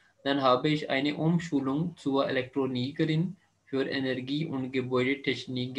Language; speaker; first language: German; non-native, fluent; Urdu